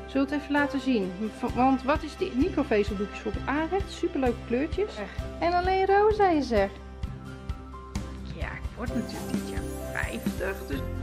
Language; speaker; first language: Dutch; native; Dutch